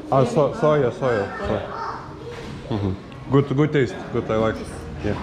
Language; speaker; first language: English; non-native, learner; Lithuanian